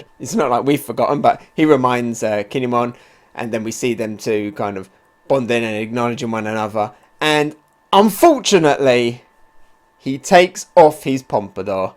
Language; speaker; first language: English; native; English